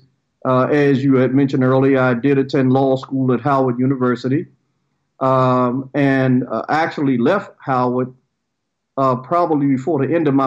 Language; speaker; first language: English; native; English